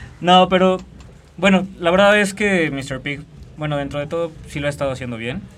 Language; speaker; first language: Spanish; native; Spanish